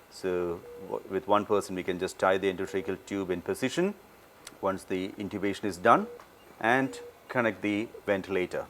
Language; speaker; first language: English; non-native, local second language; Malayalam